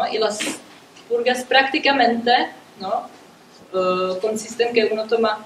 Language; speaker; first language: Spanish; non-native, fluent; Czech